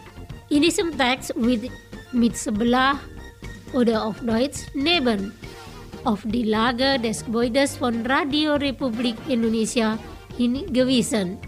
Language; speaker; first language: German; non-native, fluent; Indonesian